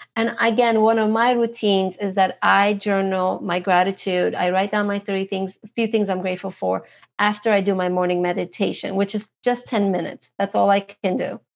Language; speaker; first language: English; non-native, fluent; Turkish